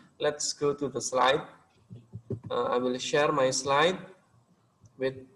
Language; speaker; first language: English; non-native, local second language; Indonesian